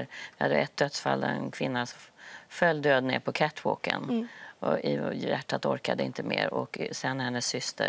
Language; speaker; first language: Swedish; native; Swedish